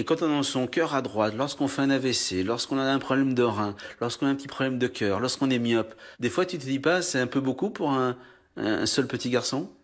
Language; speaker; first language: French; native; French